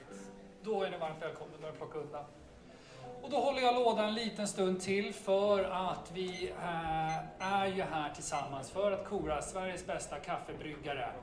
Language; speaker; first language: Swedish; native; Swedish